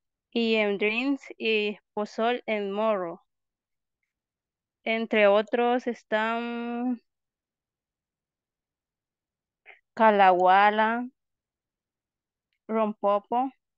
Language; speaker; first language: Spanish; native; Spanish